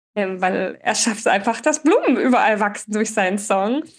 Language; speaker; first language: German; native; German